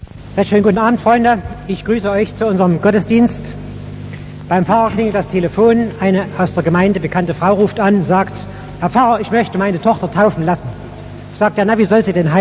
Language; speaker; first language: German; native; German